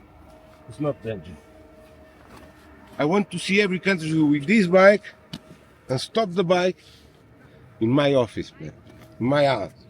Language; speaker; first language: English; non-native, learner; Portuguese